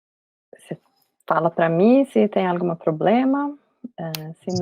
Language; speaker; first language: Portuguese; non-native, fluent; Swedish